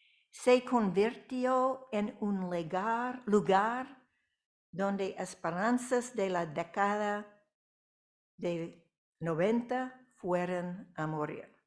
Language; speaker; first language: Spanish; non-native, fluent; English